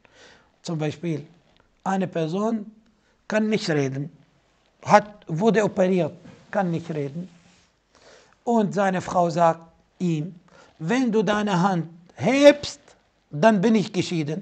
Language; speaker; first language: German; non-native, fluent; Arabic